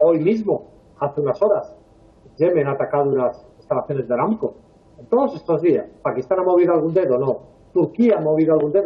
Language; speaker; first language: Spanish; native; Spanish